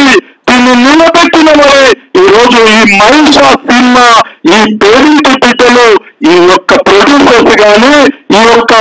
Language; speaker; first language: Telugu; native; Telugu